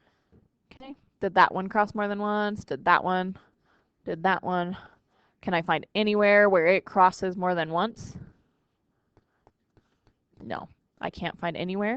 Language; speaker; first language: English; native; English